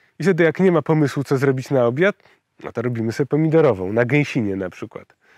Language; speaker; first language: Polish; native; Polish